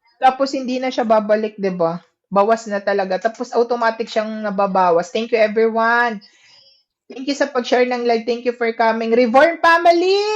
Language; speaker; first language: Filipino; native; Filipino